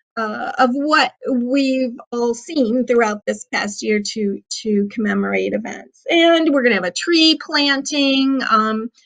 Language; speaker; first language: English; native; English